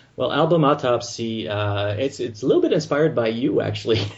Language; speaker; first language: English; non-native, fluent; French